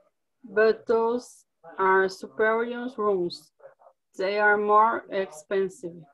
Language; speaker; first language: English; non-native, learner; Portuguese